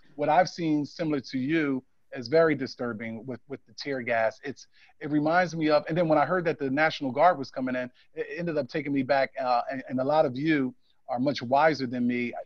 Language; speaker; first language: English; native; English